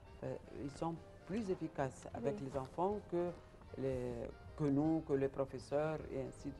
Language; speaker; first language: French; non-native, fluent; Arabic